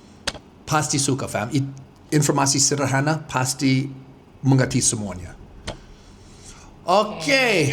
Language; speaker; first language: Indonesian; non-native, fluent; English